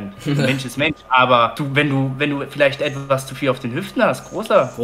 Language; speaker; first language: German; native; German